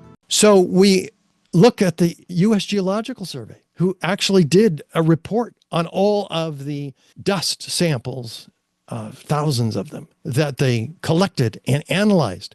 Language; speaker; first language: English; native; English